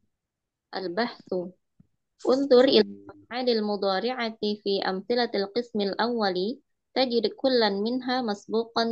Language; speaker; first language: Arabic; non-native, learner; Indonesian